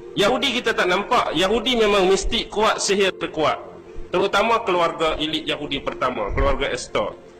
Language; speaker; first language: Malay; native; Malay